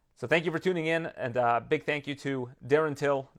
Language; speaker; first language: English; early bilingual, other home language; Lithuanian